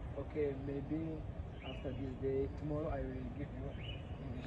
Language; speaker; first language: English; non-native, learner; Kinyarwanda